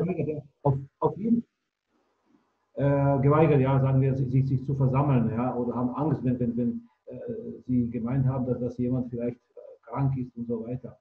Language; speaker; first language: German; non-native, fluent; Czech